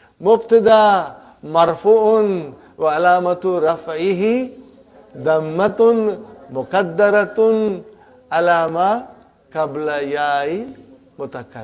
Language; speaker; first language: Arabic; non-native, fluent; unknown